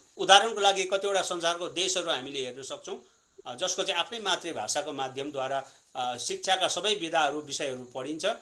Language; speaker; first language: Nepali; native; Nepali